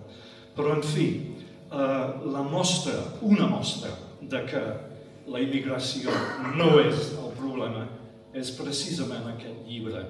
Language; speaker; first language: Catalan; non-native, fluent; English